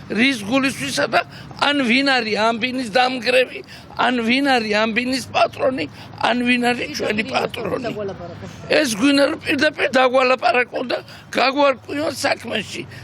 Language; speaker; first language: Georgian; native; Georgian